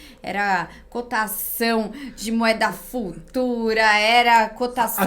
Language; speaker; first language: Portuguese; native; Portuguese